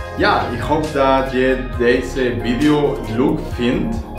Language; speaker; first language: Dutch; non-native, learner; Spanish